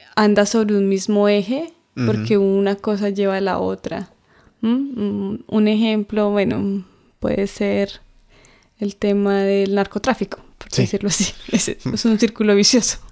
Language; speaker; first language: Spanish; native; Spanish